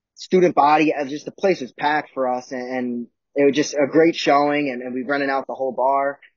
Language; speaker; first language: English; native; English